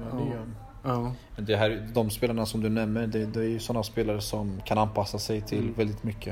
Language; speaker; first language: Swedish; early bilingual, other home language; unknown